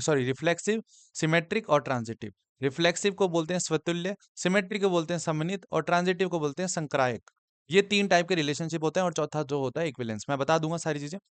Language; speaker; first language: Hindi; native; Hindi